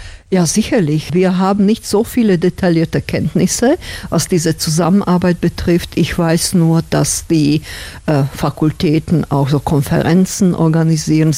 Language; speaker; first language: German; non-native, fluent; Slovak